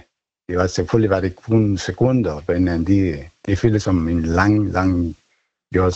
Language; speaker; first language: Danish; non-native, fluent; Spanish